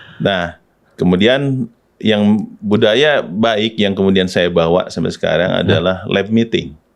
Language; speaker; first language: Indonesian; non-native, local second language; Sundanese